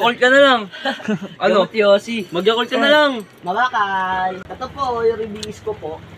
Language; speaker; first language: Filipino; native; Filipino